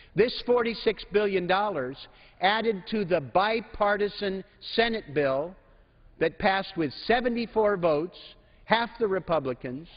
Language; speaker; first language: English; native; English